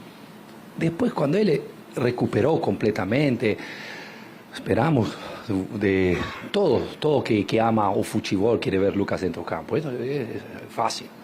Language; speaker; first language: Portuguese; non-native, fluent; Spanish